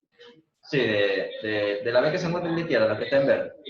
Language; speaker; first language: Spanish; native; Spanish